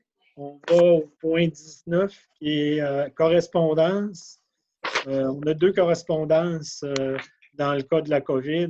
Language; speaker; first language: French; native; French